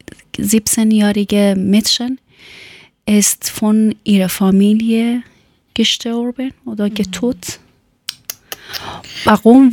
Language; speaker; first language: German; non-native, learner; Persian